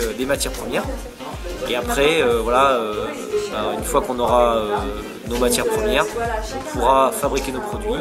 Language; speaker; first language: French; native; French